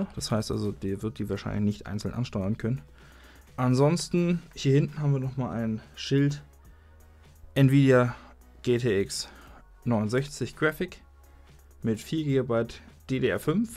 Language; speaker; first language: German; native; German